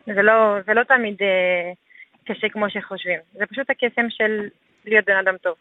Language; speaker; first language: Hebrew; non-native, fluent; French